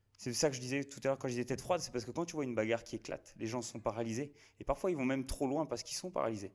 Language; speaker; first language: French; native; French